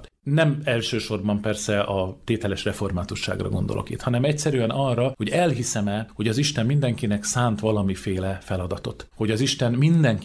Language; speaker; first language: Hungarian; native; Hungarian